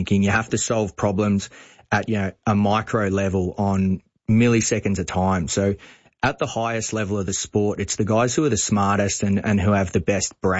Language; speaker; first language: English; native; English